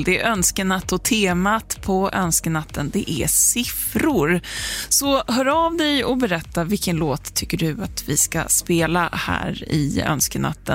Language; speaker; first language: Swedish; native; Swedish